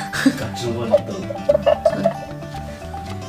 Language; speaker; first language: Chinese; native; Chinese